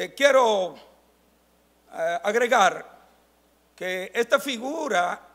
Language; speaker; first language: Spanish; native; Spanish